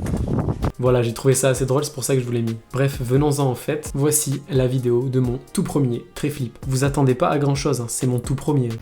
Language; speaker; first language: French; native; French